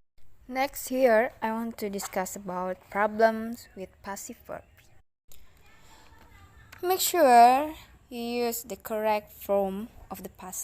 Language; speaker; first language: English; non-native, learner; Indonesian